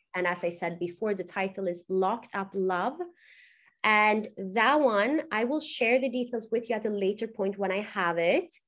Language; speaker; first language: English; non-native, fluent; Swedish